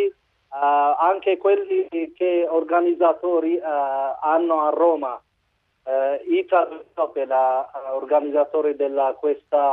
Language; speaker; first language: Italian; non-native, learner; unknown